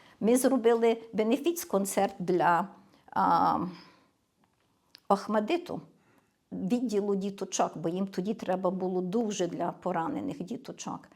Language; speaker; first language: Ukrainian; early bilingual, heritage; Ukrainian